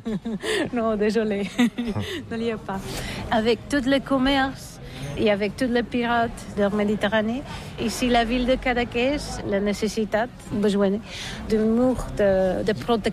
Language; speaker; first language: French; non-native, learner; Catalan